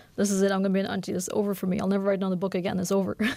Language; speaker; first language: English; non-native, fluent; Norwegian